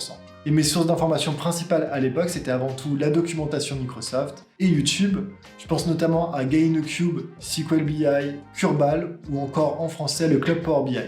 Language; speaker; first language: French; native; French